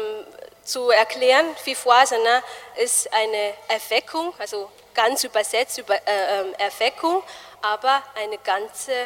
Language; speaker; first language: German; non-native, fluent; Malagasy